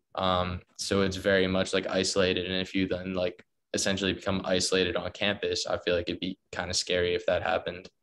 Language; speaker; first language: English; native; English